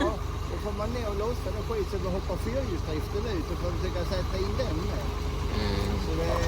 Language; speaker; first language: Swedish; native; Swedish